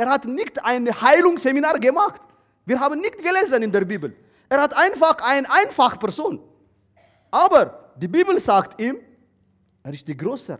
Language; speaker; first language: German; non-native, learner; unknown